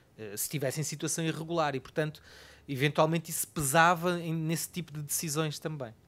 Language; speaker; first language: Portuguese; native; Portuguese